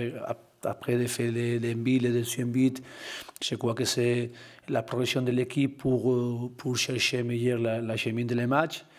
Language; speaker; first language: French; non-native, learner; Spanish